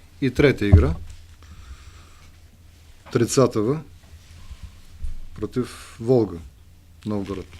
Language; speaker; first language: Russian; non-native, learner; Bulgarian